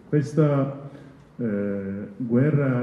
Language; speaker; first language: Italian; non-native, learner; Kurdish